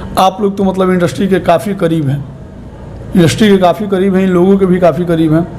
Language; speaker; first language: Hindi; native; Hindi